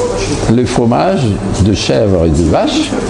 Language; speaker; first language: French; non-native, fluent; Russian